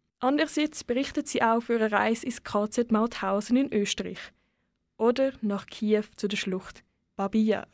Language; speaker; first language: German; native; German